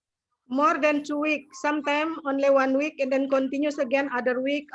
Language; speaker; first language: English; non-native, learner; Indonesian